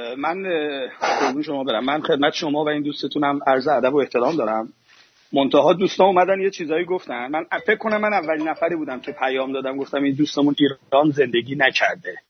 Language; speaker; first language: Persian; native; Persian